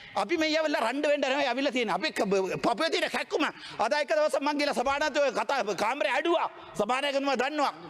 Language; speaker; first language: Sinhala; non-native, local second language; Tamil